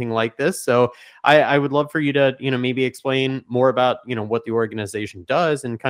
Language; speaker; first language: English; native; English